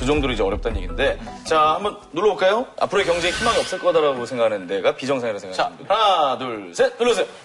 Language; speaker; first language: Korean; native; Korean